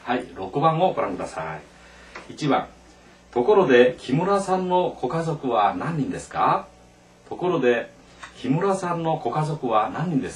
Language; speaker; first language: Japanese; non-native, local second language; Korean